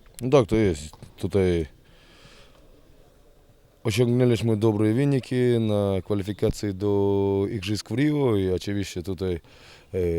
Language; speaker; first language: Polish; non-native, fluent; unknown